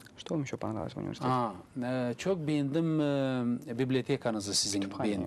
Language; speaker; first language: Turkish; non-native, learner; Gagauz